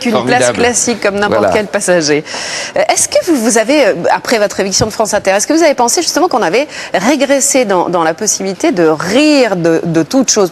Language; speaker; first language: French; native; French